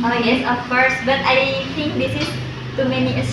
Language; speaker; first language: English; non-native, learner; Indonesian